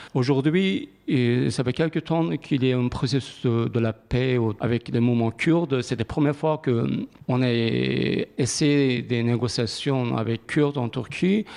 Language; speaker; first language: French; non-native, learner; Kurdish